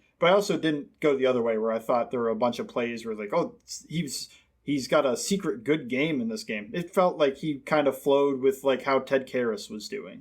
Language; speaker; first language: English; native; English